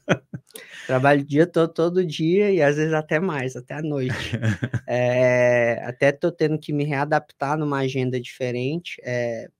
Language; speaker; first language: Portuguese; native; Portuguese